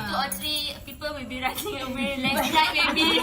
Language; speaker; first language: English; non-native, local second language; Malay